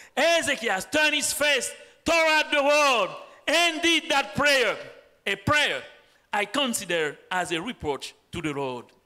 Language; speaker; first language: English; non-native, fluent; Haitian Creole